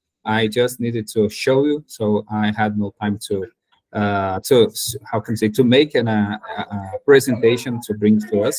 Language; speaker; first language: English; non-native, learner; Portuguese